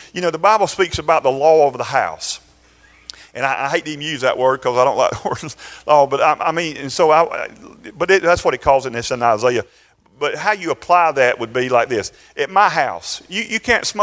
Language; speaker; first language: English; native; English